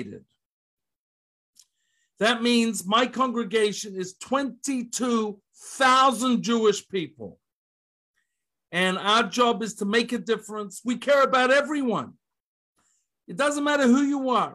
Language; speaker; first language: English; native; English